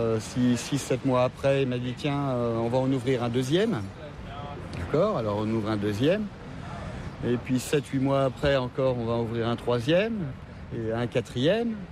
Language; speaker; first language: French; native; French